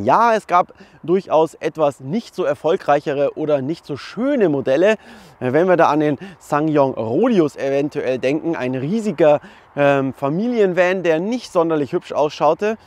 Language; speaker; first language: German; native; German